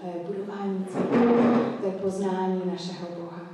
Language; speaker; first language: Czech; non-native, fluent; English